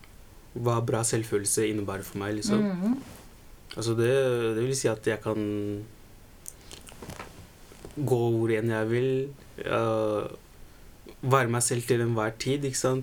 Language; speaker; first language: Norwegian; early bilingual, other home language; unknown